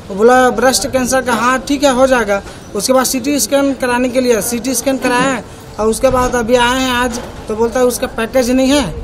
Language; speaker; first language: Hindi; native; Hindi